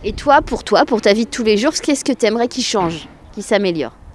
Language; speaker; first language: French; native; French